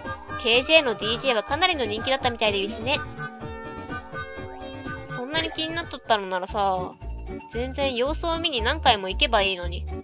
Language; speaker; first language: Japanese; native; Japanese